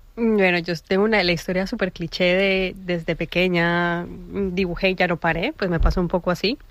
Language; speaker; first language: Spanish; native; Spanish